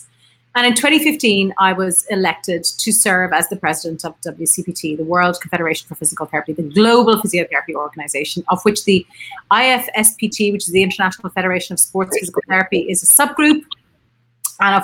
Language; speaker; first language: English; native; English